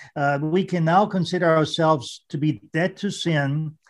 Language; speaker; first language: English; non-native, fluent; German